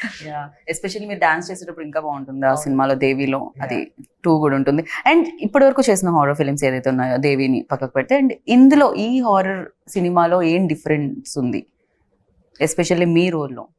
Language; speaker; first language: Telugu; native; Telugu